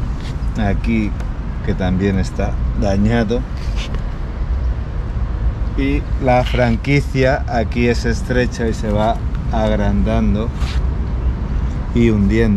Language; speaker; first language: Spanish; native; Spanish